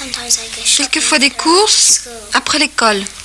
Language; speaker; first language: French; non-native, learner; English